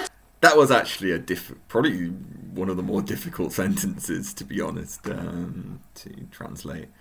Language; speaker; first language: English; non-native, fluent; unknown